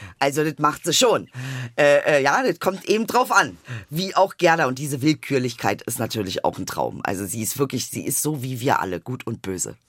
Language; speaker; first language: German; early bilingual, other home language; Turkish